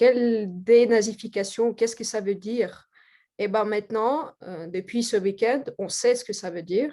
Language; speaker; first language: French; non-native, fluent; Russian